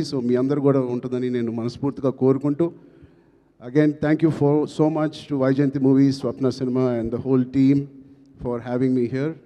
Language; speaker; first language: Telugu; native; Telugu